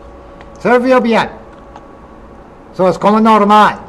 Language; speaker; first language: Spanish; non-native, fluent; English